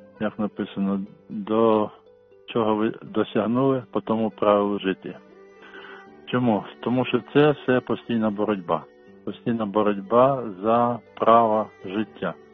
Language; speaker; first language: Ukrainian; non-native, local second language; Russian